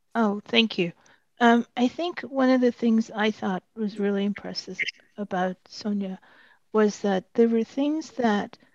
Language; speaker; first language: English; native; English